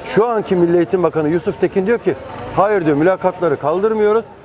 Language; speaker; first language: Turkish; native; Turkish